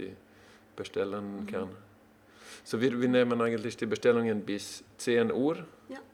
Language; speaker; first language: German; non-native, learner; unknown